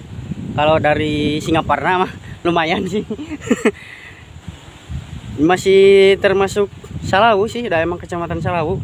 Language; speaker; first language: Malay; non-native, local second language; Sundanese